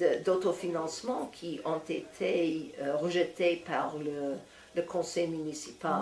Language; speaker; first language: French; non-native, fluent; English